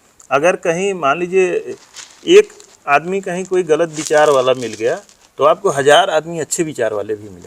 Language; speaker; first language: Hindi; native; Hindi